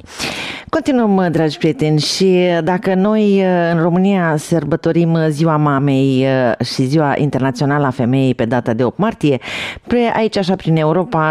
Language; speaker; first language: Romanian; native; Romanian